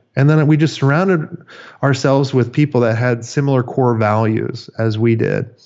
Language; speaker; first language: English; native; English